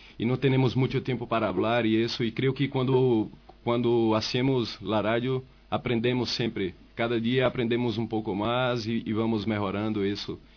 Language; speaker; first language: Spanish; non-native, learner; Portuguese